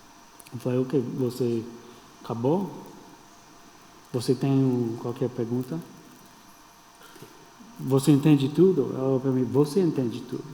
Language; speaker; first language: Portuguese; non-native, fluent; English